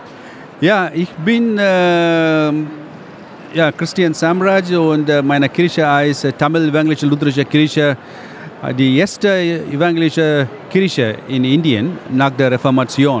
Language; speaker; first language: German; non-native, fluent; Tamil